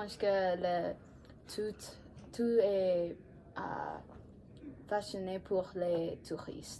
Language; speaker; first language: French; non-native, learner; English